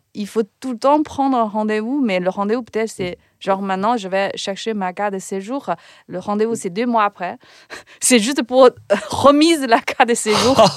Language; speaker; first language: French; non-native, fluent; Chinese